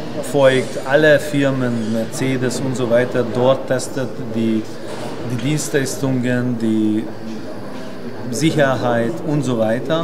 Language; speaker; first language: German; non-native, learner; Hungarian